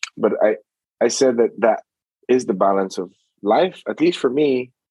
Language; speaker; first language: English; non-native, local second language; Filipino